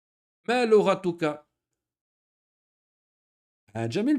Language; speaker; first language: Arabic; non-native, fluent; French